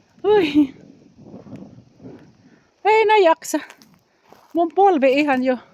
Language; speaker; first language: Finnish; non-native, learner; Filipino